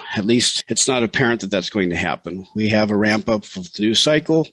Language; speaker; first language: English; native; English